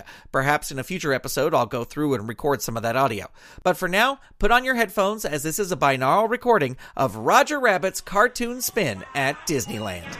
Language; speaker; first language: English; native; English